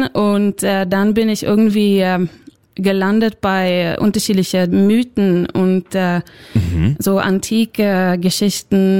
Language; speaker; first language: German; non-native, fluent; Swedish